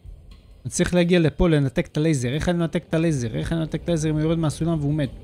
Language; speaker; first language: Hebrew; native; Hebrew